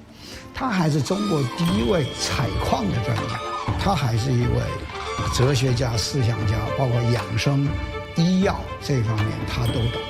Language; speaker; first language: Chinese; native; Chinese